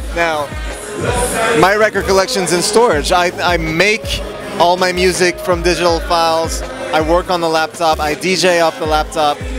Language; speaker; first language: English; native; English